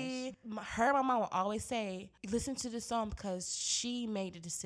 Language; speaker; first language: English; native; English